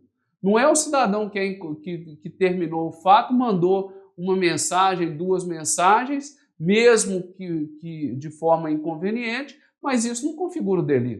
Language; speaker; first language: Portuguese; native; Portuguese